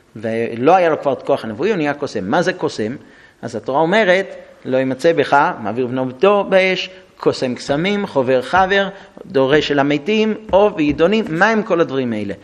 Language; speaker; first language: Hebrew; non-native, fluent; English